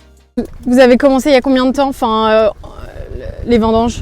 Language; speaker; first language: French; native; French